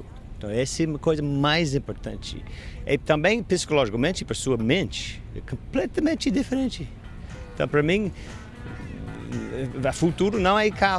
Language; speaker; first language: Portuguese; non-native, fluent; English